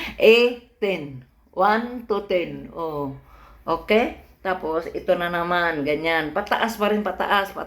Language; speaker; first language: Filipino; non-native, local second language; Cebuano